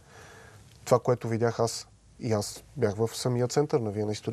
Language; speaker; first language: Bulgarian; native; Bulgarian